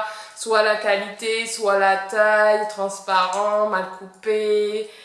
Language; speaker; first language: French; native; French